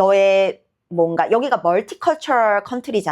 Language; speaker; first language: Korean; native; Korean